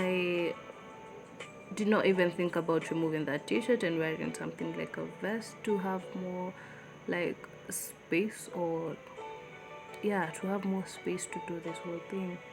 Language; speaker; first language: English; non-native, local second language; Swahili